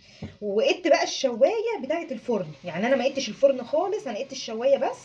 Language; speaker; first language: Arabic; native; Arabic